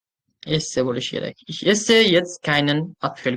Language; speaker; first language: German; non-native, fluent; Uzbek